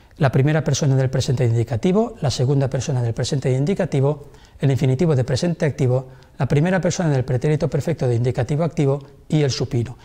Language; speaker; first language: Spanish; non-native, local second language; Catalan